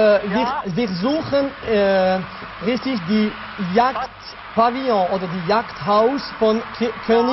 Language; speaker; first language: German; non-native, local second language; French